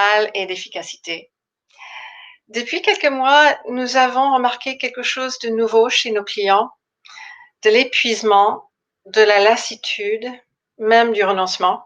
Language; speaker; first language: French; non-native, fluent; English